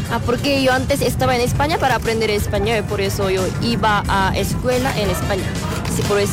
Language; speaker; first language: Spanish; non-native, learner; Korean